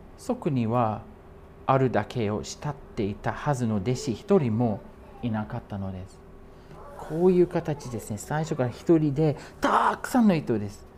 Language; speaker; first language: Japanese; non-native, fluent; English